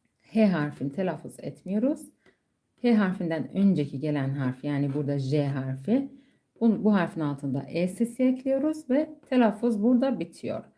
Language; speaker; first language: Turkish; non-native, fluent; Persian